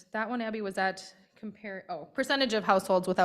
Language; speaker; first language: English; native; English